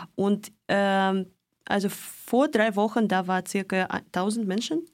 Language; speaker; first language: German; non-native, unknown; Russian